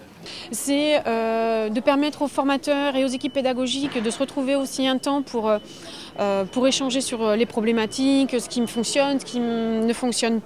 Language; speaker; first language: French; native; French